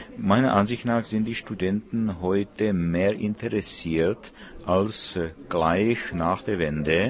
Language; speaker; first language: German; non-native, fluent; Czech